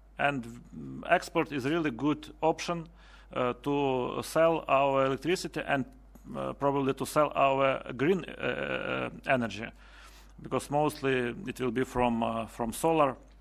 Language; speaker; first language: English; non-native, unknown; Ukrainian